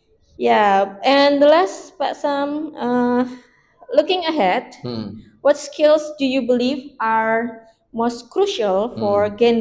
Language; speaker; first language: English; non-native, learner; Indonesian